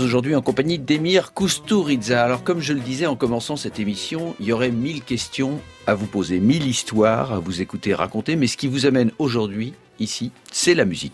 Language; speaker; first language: French; native; French